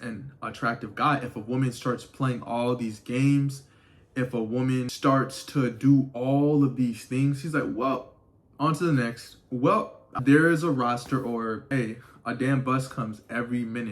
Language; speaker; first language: English; native; English